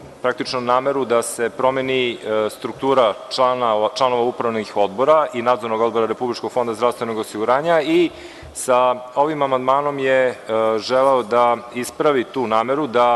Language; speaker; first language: Serbian; native; Serbian